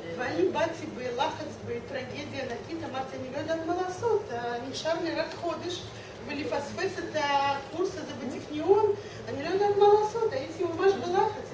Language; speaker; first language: Hebrew; non-native, fluent; Russian